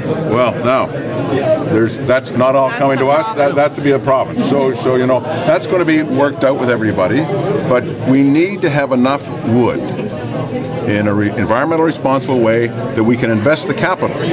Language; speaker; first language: English; native; English